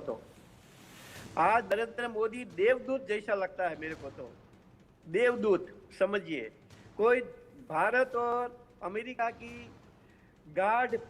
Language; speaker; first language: Hindi; non-native, local second language; Gujarati